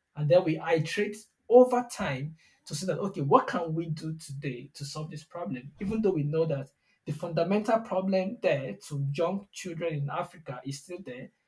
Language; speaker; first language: English; non-native, local second language; Yoruba